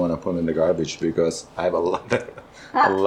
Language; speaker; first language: English; non-native, learner; Italian